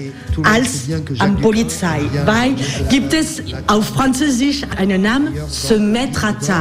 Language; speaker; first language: German; non-native, learner; French